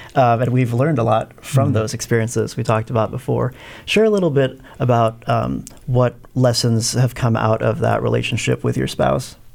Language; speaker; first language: English; non-native, local second language; Filipino